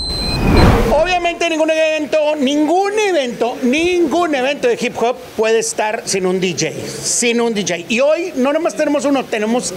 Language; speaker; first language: Spanish; native; Spanish